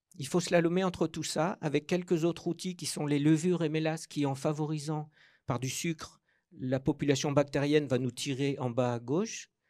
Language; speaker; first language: French; native; French